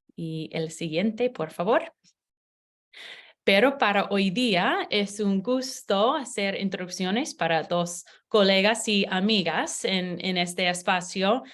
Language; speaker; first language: Spanish; non-native, learner; English